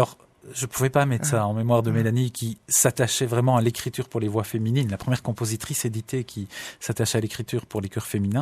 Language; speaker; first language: French; native; French